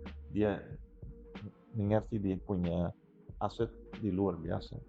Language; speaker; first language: Indonesian; non-native, fluent; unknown